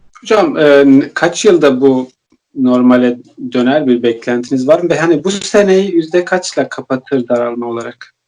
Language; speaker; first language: Turkish; native; Turkish